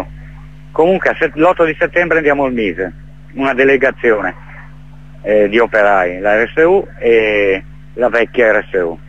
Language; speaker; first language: Italian; native; Italian